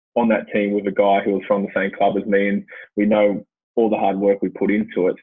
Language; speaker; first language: English; native; English